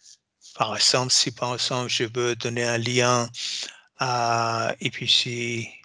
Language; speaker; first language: French; non-native, fluent; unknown